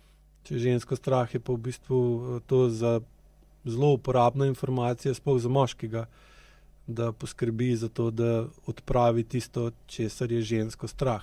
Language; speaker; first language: Slovenian; native; Slovenian